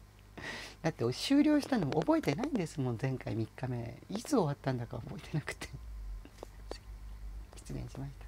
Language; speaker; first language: Japanese; native; Japanese